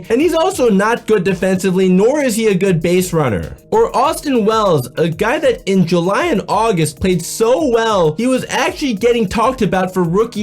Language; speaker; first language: English; native; English